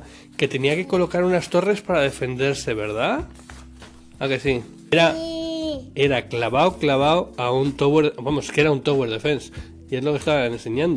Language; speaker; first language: Spanish; native; Spanish